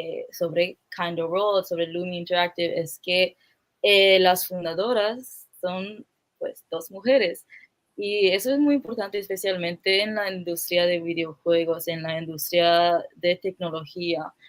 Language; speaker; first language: Spanish; non-native, fluent; English